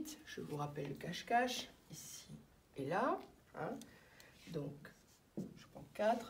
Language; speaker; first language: French; native; French